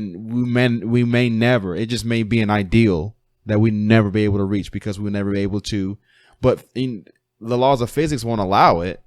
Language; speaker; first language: English; native; English